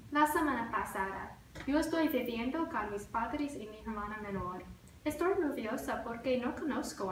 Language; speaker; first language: Spanish; non-native, learner; English